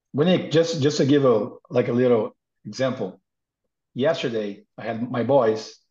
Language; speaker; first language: English; non-native, fluent; Portuguese